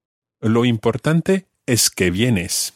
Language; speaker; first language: Spanish; non-native, fluent; English